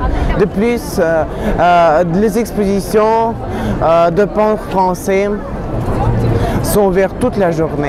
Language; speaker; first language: French; non-native, learner; Russian